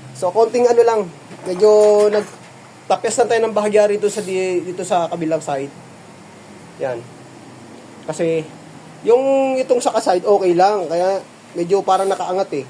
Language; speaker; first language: Filipino; native; Filipino